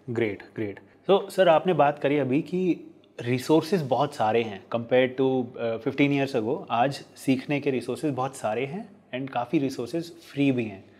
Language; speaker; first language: Hindi; native; Hindi